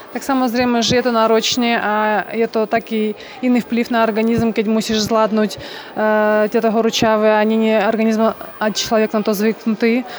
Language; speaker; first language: Slovak; non-native, fluent; Russian